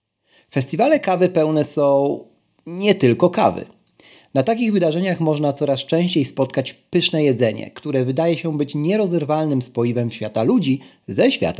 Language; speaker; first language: Polish; native; Polish